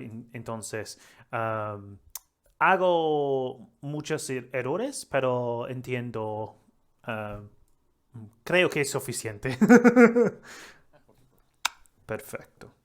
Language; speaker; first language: Spanish; non-native, learner; English